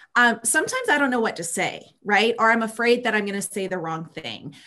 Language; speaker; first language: English; native; English